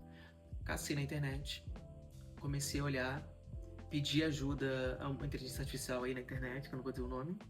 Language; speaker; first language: Portuguese; native; Portuguese